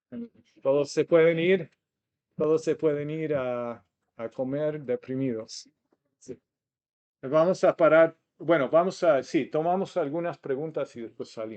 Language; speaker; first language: Spanish; non-native, fluent; English